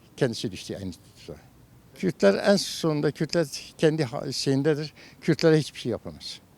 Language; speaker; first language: Turkish; non-native, local second language; Kurdish